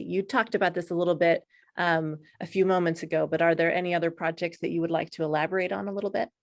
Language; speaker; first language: English; native; English